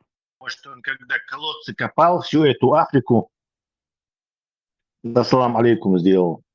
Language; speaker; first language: Russian; non-native, local second language; Chechen